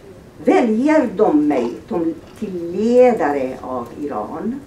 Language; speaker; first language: Swedish; non-native, fluent; Persian